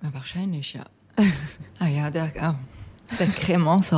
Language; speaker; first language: German; non-native, fluent; English